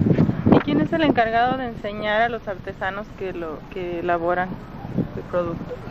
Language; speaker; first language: Spanish; native; Spanish